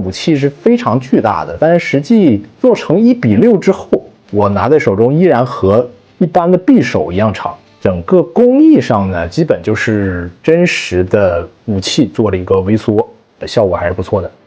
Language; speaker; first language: Chinese; native; Chinese